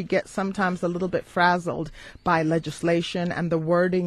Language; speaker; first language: English; native; English